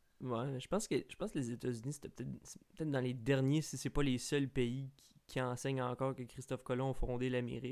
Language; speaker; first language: French; native; French